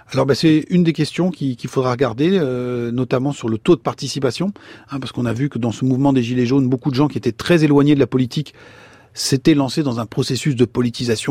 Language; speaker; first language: French; native; French